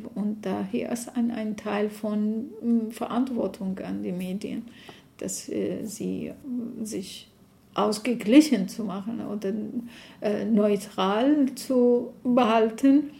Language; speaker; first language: German; non-native, fluent; Arabic